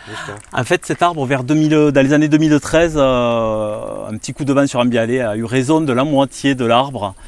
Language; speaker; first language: French; native; French